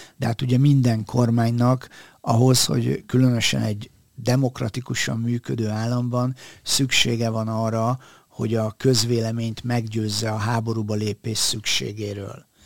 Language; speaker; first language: Hungarian; native; Hungarian